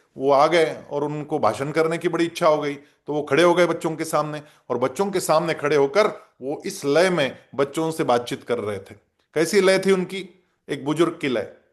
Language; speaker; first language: Hindi; non-native, local second language; Marathi